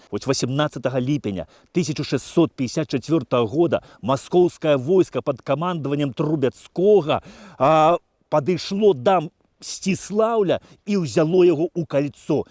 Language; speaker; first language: Belarusian; native; Belarusian